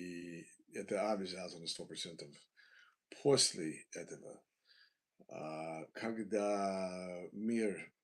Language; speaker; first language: Russian; non-native, learner; English